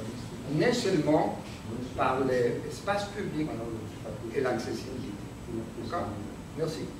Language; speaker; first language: French; non-native, learner; Spanish